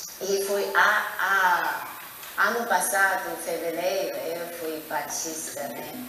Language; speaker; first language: Portuguese; non-native, learner; Chinese